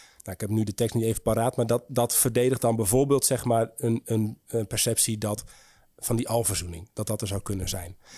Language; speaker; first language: Dutch; native; Dutch